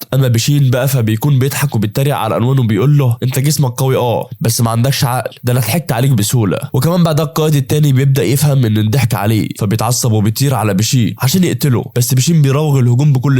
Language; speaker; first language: Arabic; native; Arabic